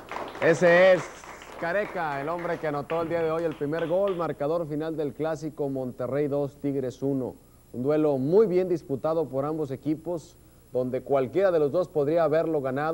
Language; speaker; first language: Spanish; native; Spanish